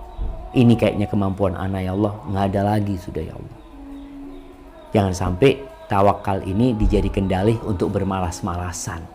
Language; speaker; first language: Indonesian; native; Indonesian